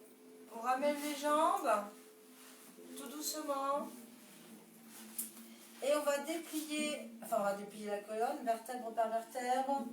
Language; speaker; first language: French; native; French